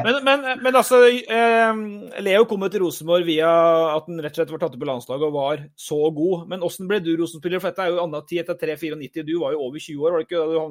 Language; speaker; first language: Norwegian; native; Norwegian